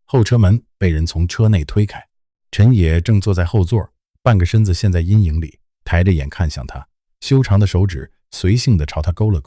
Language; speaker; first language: Chinese; native; Chinese